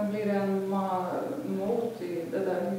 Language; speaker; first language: Swedish; non-native, fluent; Lithuanian